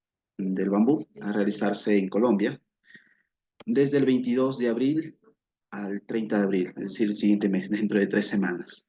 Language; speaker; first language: Spanish; native; Spanish